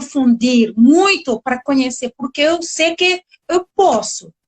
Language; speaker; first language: Portuguese; non-native, learner; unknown